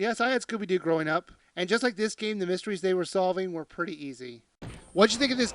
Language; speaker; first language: English; native; English